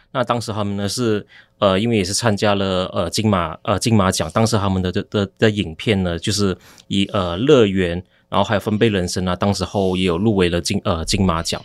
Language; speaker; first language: Chinese; native; Chinese